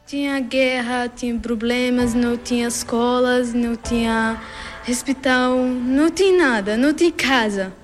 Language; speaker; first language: Portuguese; non-native, learner; Arabic